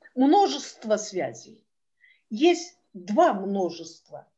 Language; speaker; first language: Russian; non-native, local second language; Kyrgyz